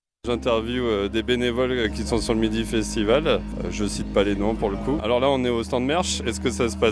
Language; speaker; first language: French; native; French